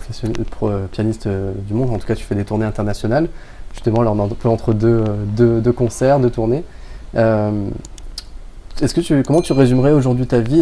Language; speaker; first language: French; native; French